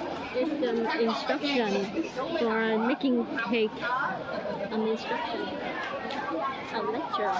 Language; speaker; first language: English; non-native, fluent; Vietnamese